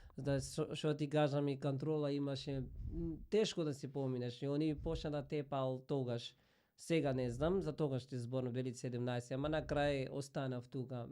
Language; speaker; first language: Macedonian; non-native, fluent; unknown